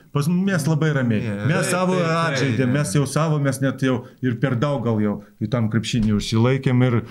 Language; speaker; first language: Lithuanian; non-native, local second language; Polish